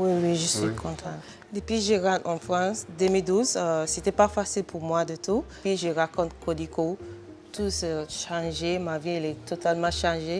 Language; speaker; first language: French; non-native, learner; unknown